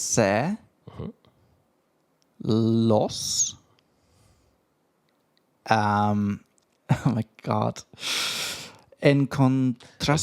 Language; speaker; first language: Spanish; non-native, fluent; English